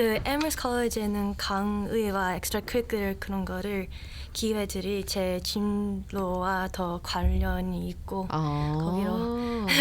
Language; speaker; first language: Korean; early bilingual, heritage; Korean